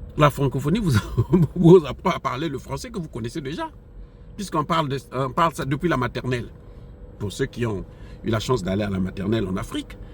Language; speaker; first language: French; non-native, local second language; Lingala